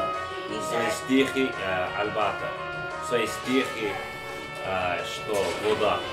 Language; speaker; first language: Russian; non-native, learner; English